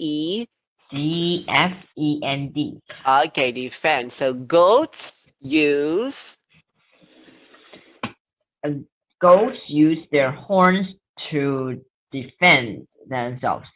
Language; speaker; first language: English; non-native, learner; Chinese